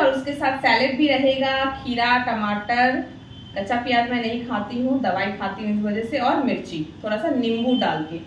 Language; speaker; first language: Hindi; native; Hindi